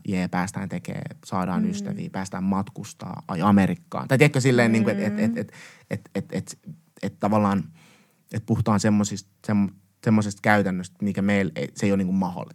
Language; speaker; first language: Finnish; early bilingual, other home language; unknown